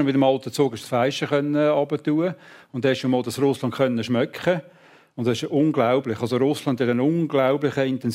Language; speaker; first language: German; native; German